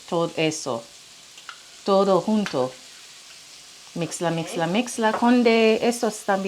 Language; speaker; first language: Spanish; non-native, learner; English